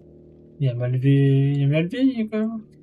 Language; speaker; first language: French; native; French